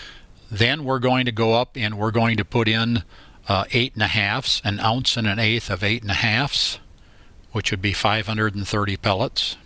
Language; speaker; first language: English; native; English